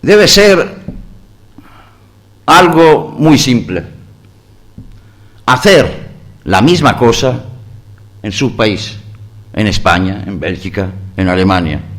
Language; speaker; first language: Spanish; non-native, learner; Greek